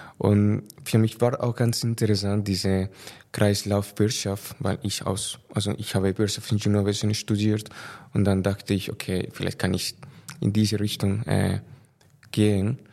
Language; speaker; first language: German; non-native, fluent; Spanish